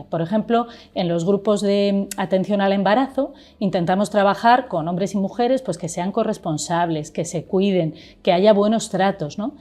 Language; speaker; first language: Spanish; native; Spanish